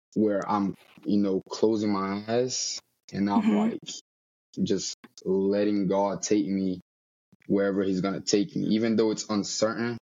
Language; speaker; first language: English; early bilingual, other home language; Portuguese